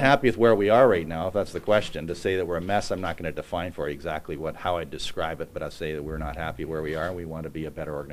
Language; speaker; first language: English; native; English